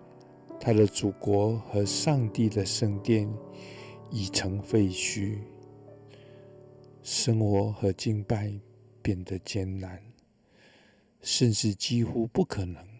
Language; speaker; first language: Chinese; native; Chinese